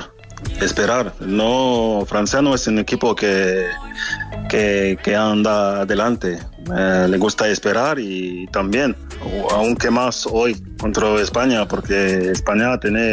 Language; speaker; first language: Spanish; non-native, fluent; French